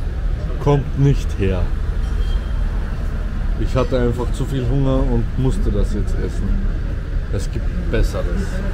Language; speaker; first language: German; early bilingual, other home language; Albanian